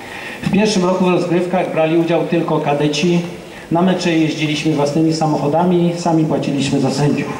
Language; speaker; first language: Polish; native; Polish